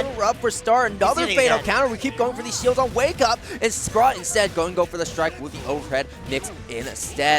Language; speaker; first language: English; native; English